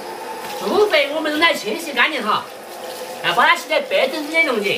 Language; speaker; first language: Chinese; native; Chinese